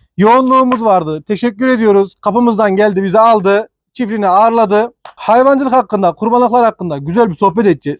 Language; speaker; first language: Turkish; native; Turkish